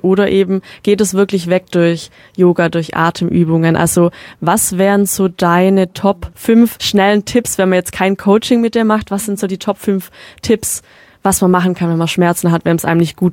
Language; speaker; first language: German; native; German